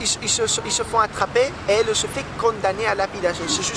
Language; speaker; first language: French; non-native, fluent; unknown